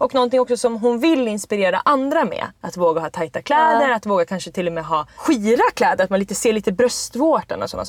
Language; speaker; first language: Swedish; native; Swedish